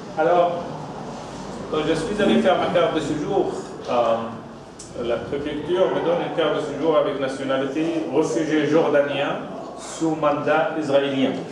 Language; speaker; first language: French; non-native, fluent; Arabic